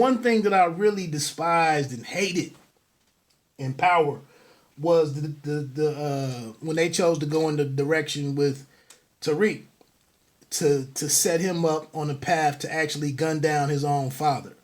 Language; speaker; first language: English; native; English